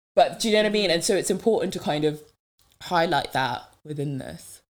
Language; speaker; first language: English; non-native, local second language; French